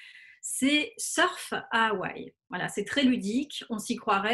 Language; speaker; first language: French; native; French